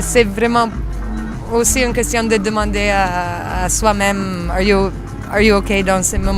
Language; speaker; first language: French; non-native, fluent; Italian